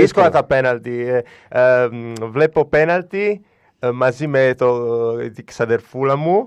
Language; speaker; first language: Greek; non-native, learner; Italian